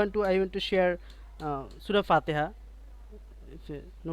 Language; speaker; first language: English; non-native, learner; Bangla